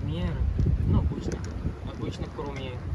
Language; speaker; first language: Russian; non-native, fluent; Spanish